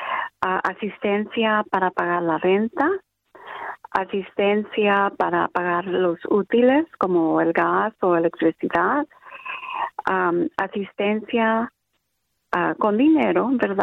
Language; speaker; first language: Spanish; early bilingual, other home language; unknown